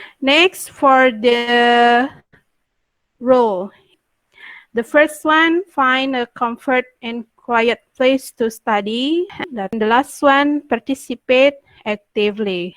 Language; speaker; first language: English; non-native, fluent; Indonesian